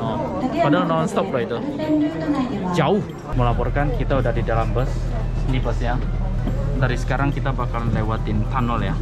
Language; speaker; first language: Indonesian; native; Indonesian